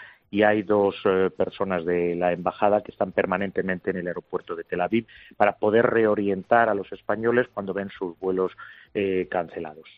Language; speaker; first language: Spanish; native; Spanish